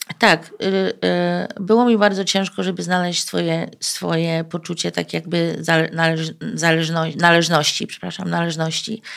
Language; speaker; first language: Polish; early bilingual, heritage; Polish